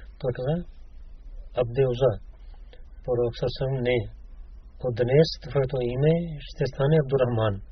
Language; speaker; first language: Bulgarian; non-native, learner; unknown